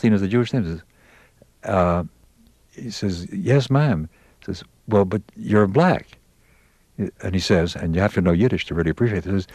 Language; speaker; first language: English; native; English